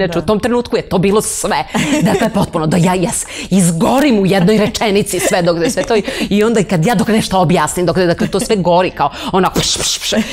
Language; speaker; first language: Serbian; non-native, local second language; Romanian